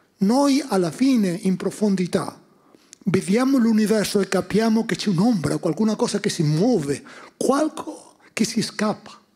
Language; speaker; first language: Italian; non-native, fluent; Spanish